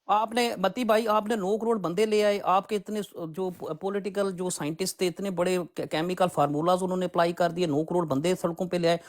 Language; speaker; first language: Urdu; non-native, local second language; Punjabi